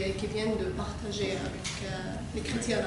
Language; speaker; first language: French; non-native, learner; Arabic